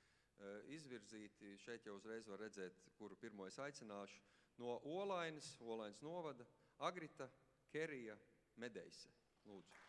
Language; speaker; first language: Latvian; native; Latvian